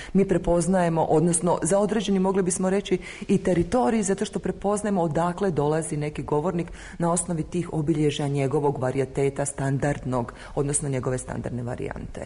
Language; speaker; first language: Croatian; native; Croatian